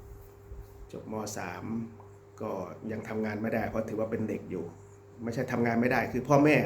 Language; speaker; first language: Thai; native; Thai